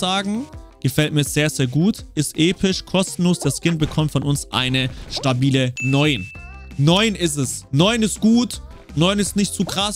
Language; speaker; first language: German; native; German